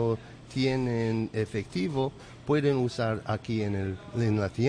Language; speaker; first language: Spanish; non-native, learner; English